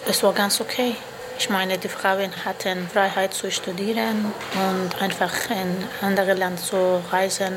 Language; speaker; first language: German; non-native, learner; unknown